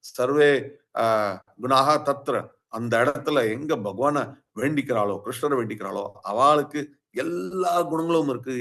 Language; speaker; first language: Tamil; early bilingual, heritage; Tamil